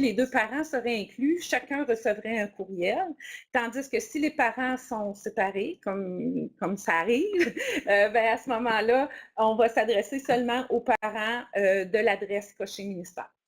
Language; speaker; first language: French; native; French